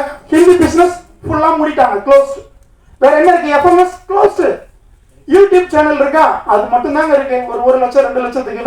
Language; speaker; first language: Tamil; native; Tamil